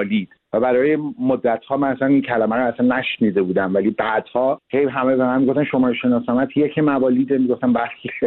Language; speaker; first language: Persian; early bilingual, heritage; Persian